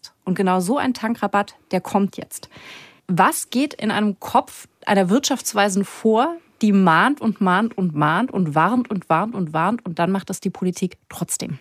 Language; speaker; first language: German; native; German